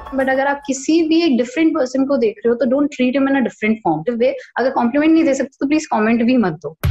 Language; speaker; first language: Hindi; native; Hindi